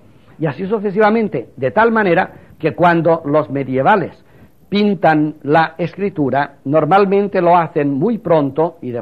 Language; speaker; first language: Spanish; native; Spanish